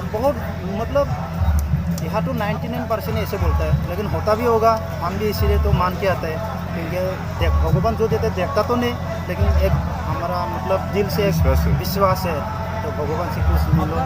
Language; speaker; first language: Hindi; non-native, local second language; Bodo